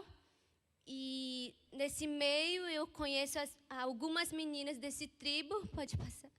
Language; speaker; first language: Portuguese; non-native, local second language; Ticuna